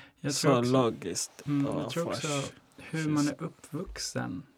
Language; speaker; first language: Swedish; non-native, local second language; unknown